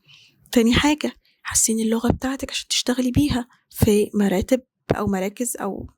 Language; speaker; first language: Arabic; native; Arabic